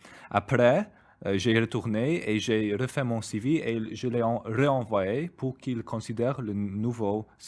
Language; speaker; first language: French; non-native, fluent; Spanish